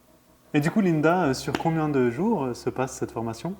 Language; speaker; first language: French; native; French